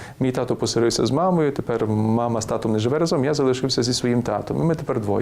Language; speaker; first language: Ukrainian; native; Ukrainian